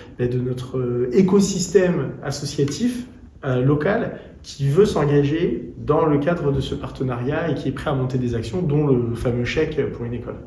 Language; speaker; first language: French; native; French